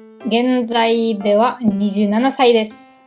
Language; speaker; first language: Japanese; non-native, learner; German